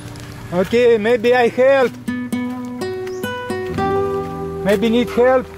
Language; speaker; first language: English; non-native, learner; Russian